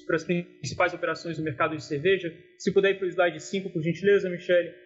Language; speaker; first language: Portuguese; native; Portuguese